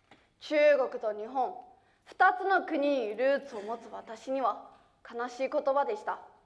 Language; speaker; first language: Japanese; early bilingual, other home language; Chinese